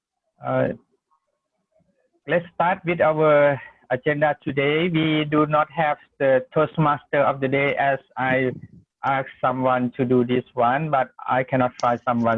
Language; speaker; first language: English; non-native, learner; Thai